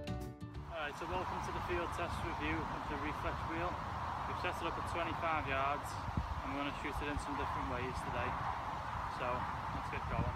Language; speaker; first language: English; native; English